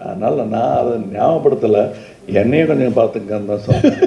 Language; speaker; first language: Tamil; native; Tamil